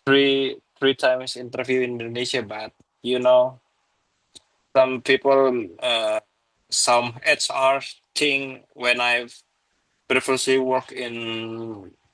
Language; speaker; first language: English; non-native, learner; Indonesian